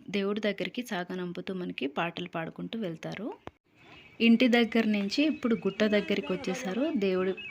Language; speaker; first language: Telugu; native; Telugu